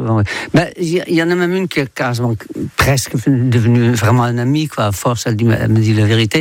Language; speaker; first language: French; non-native, fluent; Dutch